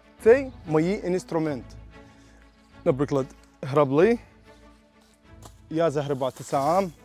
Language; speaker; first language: Ukrainian; non-native, learner; Arabic